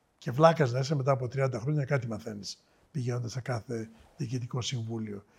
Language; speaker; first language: Greek; native; Greek